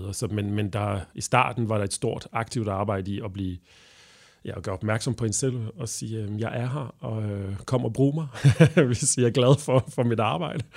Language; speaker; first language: Danish; non-native, fluent; French